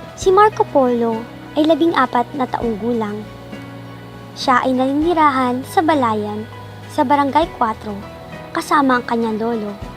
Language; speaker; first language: Filipino; native; Filipino